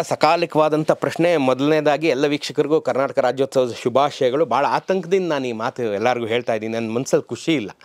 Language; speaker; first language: Kannada; native; Kannada